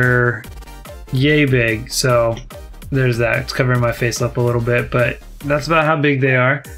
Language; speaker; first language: English; native; English